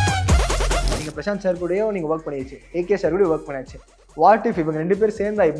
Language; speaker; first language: Tamil; native; Tamil